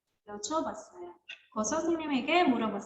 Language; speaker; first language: Korean; non-native, fluent; Indonesian